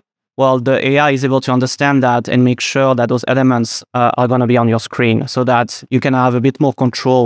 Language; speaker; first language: English; non-native, fluent; French